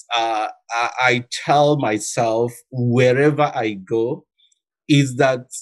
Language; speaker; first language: English; non-native, local second language; Igbo